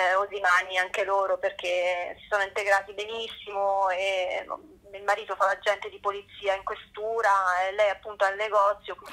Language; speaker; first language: Italian; native; Italian